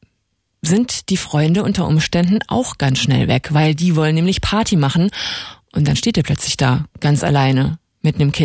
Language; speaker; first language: German; native; German